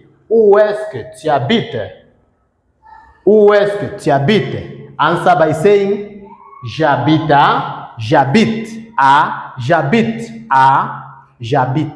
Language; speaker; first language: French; non-native, fluent; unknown